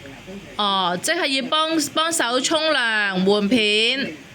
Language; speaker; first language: Cantonese; native; Cantonese